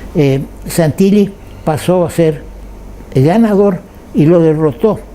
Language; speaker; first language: Spanish; native; Spanish